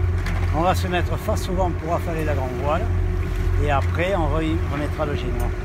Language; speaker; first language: French; native; French